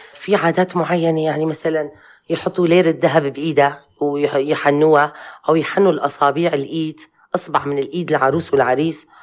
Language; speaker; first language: Arabic; non-native, local second language; Kurdish